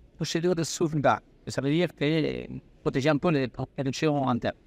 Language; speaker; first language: French; non-native, learner; Spanish